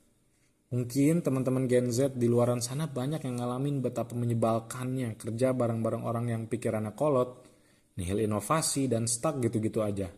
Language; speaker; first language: Indonesian; native; Indonesian